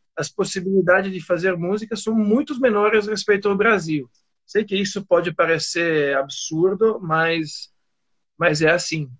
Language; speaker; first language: Portuguese; non-native, fluent; Italian